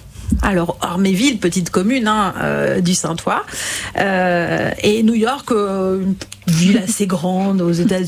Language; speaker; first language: French; native; French